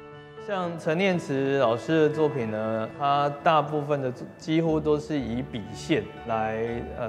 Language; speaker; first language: Chinese; native; Chinese